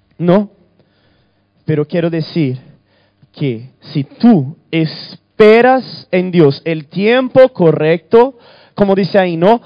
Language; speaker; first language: Spanish; early bilingual, other home language; Portuguese